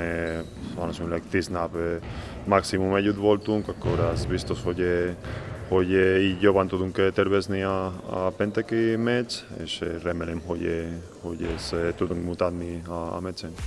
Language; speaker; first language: Hungarian; non-native, learner; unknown